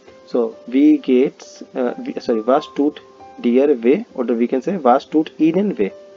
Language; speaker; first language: English; non-native, local second language; Hindi